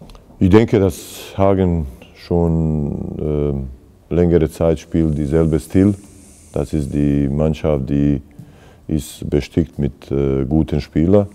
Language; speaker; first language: German; non-native, fluent; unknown